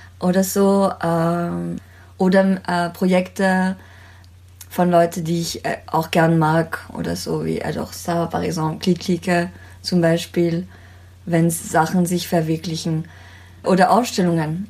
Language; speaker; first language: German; non-native, fluent; French